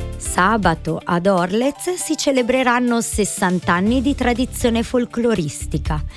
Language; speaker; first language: Italian; non-native, fluent; Croatian